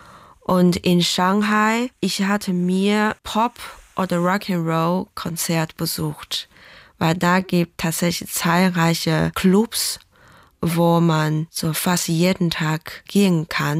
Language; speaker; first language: German; non-native, fluent; Chinese